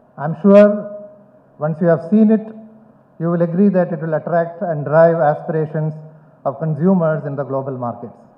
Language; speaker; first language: English; non-native, local second language; Tamil